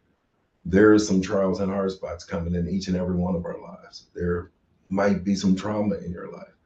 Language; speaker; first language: English; native; English